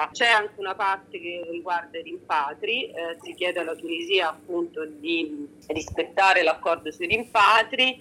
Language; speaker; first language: Italian; native; Italian